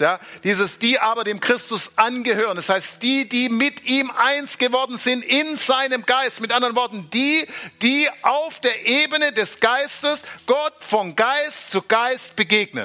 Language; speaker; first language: German; native; German